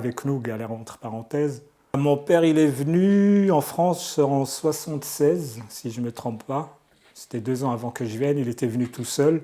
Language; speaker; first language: French; early bilingual, other home language; Arabic